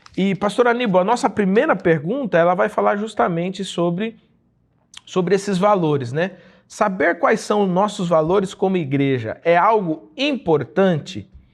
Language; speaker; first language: Portuguese; native; Portuguese